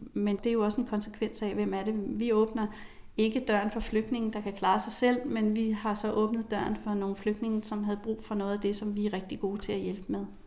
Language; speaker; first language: Danish; native; Danish